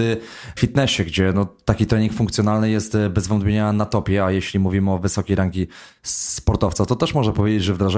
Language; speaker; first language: Polish; native; Polish